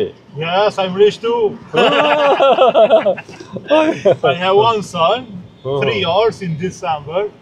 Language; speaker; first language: English; non-native, learner; Albanian